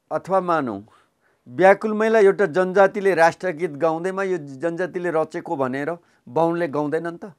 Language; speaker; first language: Nepali; non-native, local second language; Limbu